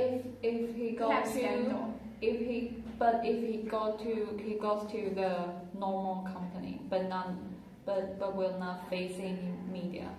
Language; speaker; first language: English; non-native, learner; Chinese